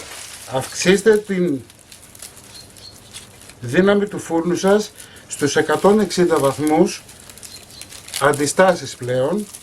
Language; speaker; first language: Greek; native; Greek